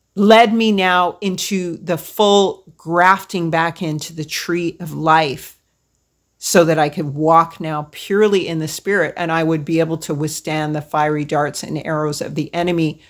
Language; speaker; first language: English; native; English